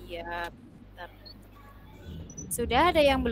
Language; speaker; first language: Indonesian; native; Indonesian